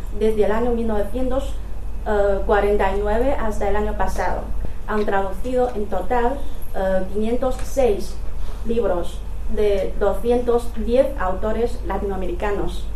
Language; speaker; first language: Spanish; non-native, fluent; Chinese